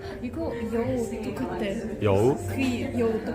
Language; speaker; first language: Korean; non-native, learner; Russian